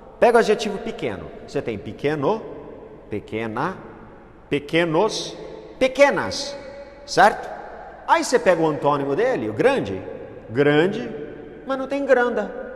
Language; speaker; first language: Portuguese; non-native, fluent; English